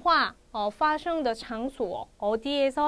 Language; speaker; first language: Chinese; non-native, fluent; Korean